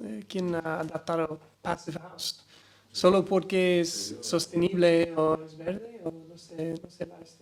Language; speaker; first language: Spanish; non-native, learner; English